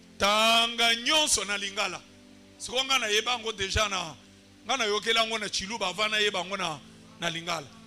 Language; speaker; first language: Lingala; non-native, local second language; Luba-Lulua